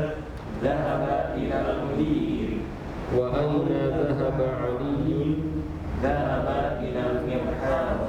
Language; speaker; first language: Arabic; non-native, learner; Indonesian